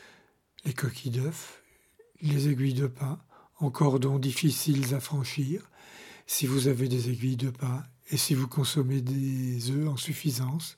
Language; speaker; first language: French; native; French